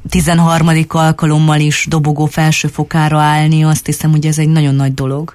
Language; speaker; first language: Hungarian; native; Hungarian